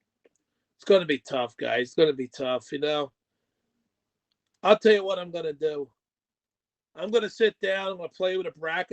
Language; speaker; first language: English; native; English